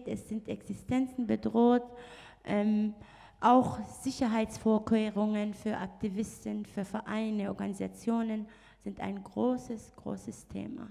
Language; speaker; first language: German; non-native, fluent; Arabic